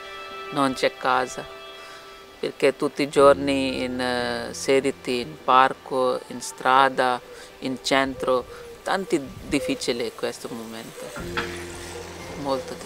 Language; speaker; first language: Italian; non-native, learner; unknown